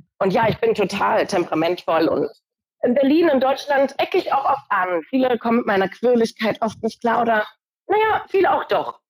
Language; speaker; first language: German; early bilingual, other home language; Portuguese